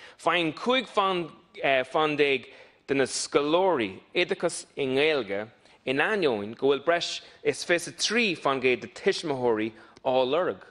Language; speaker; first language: Irish; non-native, local second language; English